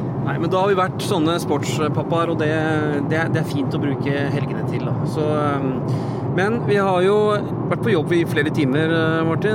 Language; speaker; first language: Norwegian; native; Norwegian